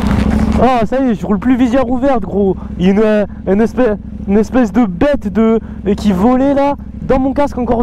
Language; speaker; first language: French; native; French